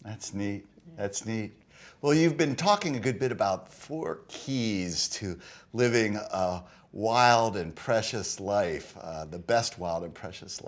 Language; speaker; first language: English; native; English